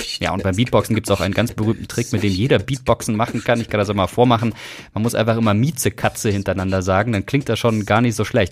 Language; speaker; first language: German; native; German